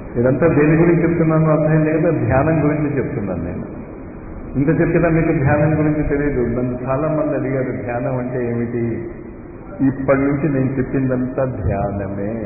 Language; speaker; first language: Telugu; non-native, fluent; Hindi